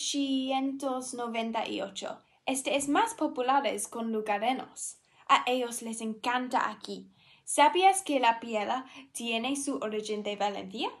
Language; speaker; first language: Spanish; non-native, learner; English